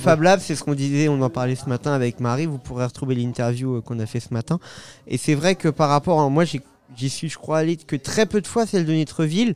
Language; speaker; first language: French; native; French